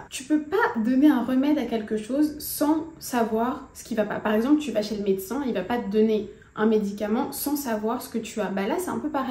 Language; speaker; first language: French; native; French